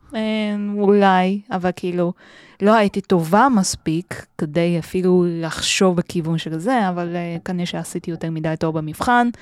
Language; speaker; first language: Hebrew; non-native, fluent; Chinese